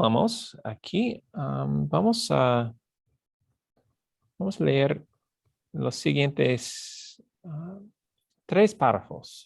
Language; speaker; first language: Spanish; non-native, fluent; English